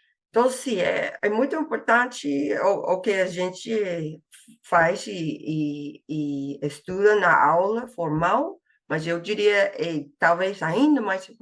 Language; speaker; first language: Portuguese; non-native, fluent; English